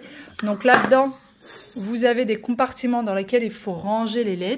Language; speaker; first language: French; native; French